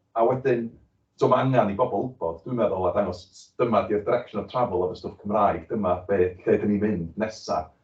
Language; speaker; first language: Welsh; native; Welsh